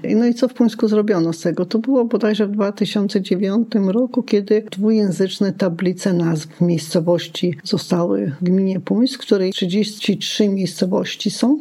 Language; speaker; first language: Polish; non-native, local second language; Lithuanian